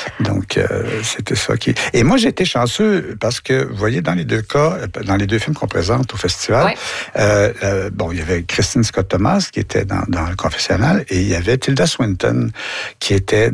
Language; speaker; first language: French; native; French